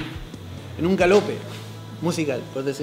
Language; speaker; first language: Spanish; native; Spanish